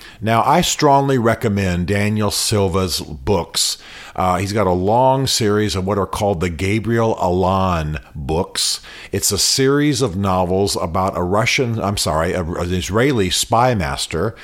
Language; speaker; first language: English; native; English